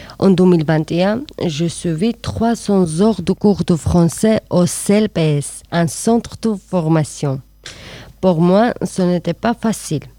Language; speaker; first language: French; non-native, learner; Georgian